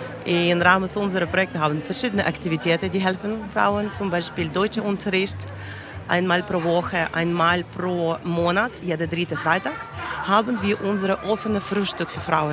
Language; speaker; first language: German; non-native, learner; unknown